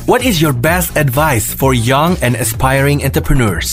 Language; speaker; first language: English; non-native, fluent; Javanese